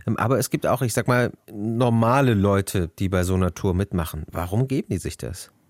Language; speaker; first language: German; native; German